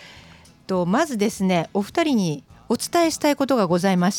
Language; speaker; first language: Japanese; native; Japanese